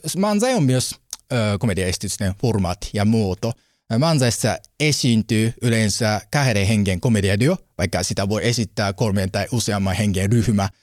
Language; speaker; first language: Finnish; non-native, learner; Japanese